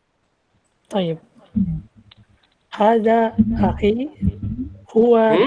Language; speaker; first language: Arabic; non-native, learner; Indonesian